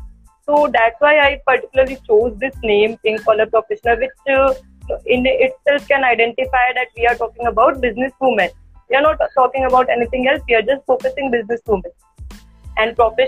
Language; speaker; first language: English; non-native, local second language; Hindi